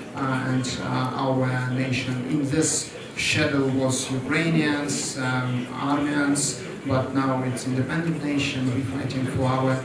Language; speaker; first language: English; non-native, learner; Ukrainian